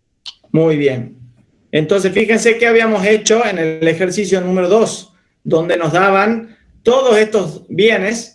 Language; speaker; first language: Spanish; native; Spanish